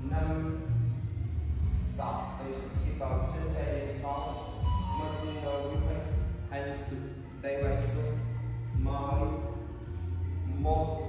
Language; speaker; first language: Vietnamese; non-native, learner; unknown